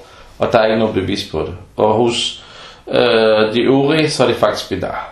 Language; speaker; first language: Danish; early bilingual, other home language; Arabic